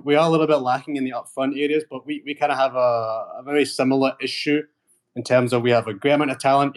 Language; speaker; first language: English; native; English